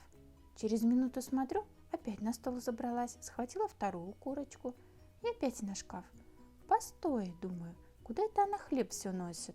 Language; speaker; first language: Russian; native; Russian